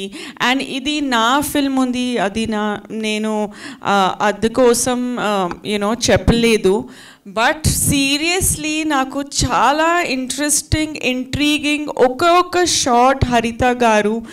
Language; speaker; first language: Telugu; non-native, fluent; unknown